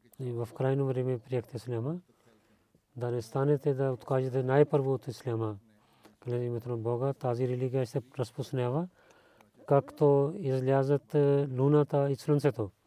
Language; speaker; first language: Bulgarian; non-native, learner; Urdu